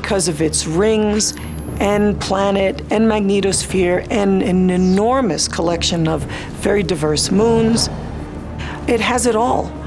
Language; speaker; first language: English; native; English